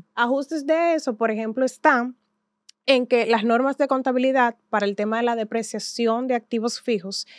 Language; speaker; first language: Spanish; native; Spanish